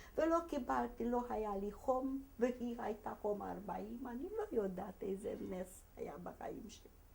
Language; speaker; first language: Hebrew; non-native, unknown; Hungarian